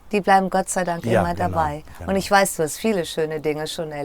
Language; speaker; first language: German; native; German